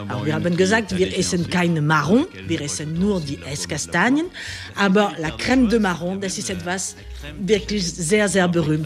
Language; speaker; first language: German; non-native, learner; French